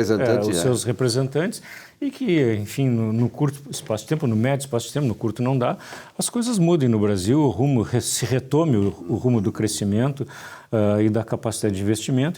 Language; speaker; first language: Portuguese; native; Portuguese